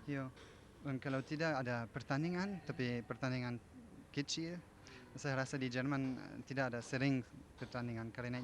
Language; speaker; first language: Indonesian; non-native, fluent; German